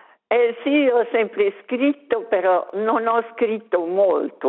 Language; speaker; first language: Italian; non-native, local second language; Romansh